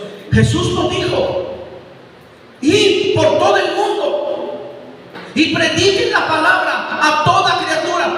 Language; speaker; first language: Spanish; native; Spanish